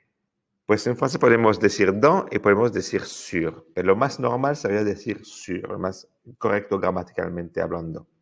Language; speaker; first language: Spanish; non-native, fluent; French